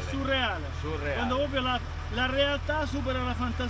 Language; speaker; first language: Italian; native; Italian